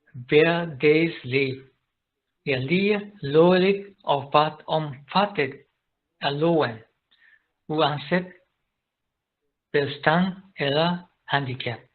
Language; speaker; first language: Danish; non-native, learner; Japanese